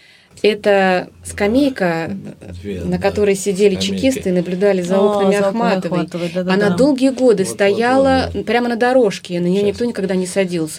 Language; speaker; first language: Russian; native; Russian